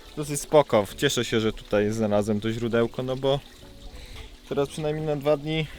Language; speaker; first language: Polish; native; Polish